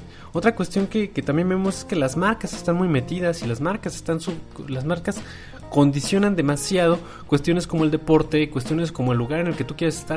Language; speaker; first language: Spanish; native; Spanish